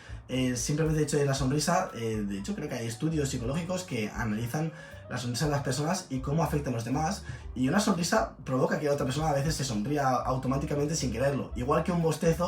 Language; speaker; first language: Spanish; native; Spanish